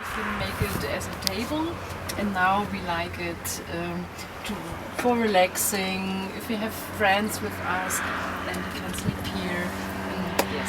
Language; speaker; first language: English; non-native, learner; German